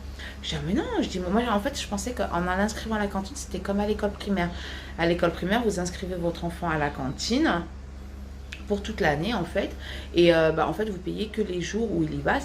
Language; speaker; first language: French; native; French